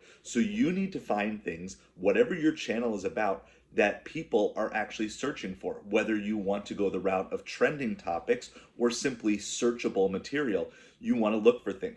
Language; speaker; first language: English; native; English